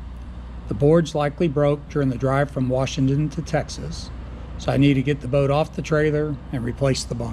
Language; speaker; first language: English; native; English